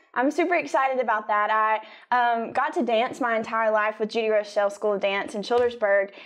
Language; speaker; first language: English; native; English